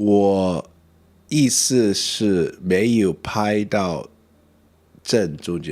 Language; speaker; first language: Chinese; non-native, learner; English